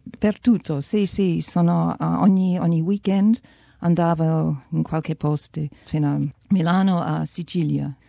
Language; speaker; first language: Italian; non-native, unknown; English